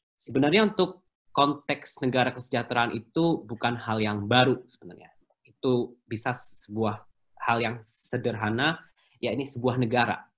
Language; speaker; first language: Indonesian; native; Indonesian